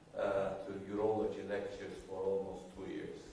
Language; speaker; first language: English; non-native, fluent; Turkish